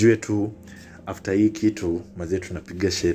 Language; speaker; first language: English; non-native, local second language; Swahili